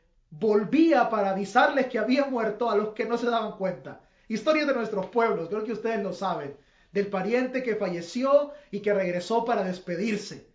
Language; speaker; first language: Spanish; native; Spanish